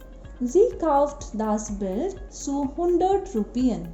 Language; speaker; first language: German; non-native, fluent; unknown